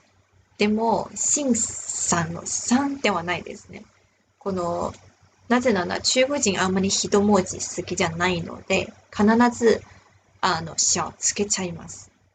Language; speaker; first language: Japanese; non-native, fluent; Chinese